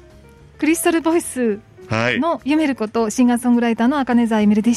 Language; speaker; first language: Japanese; native; Japanese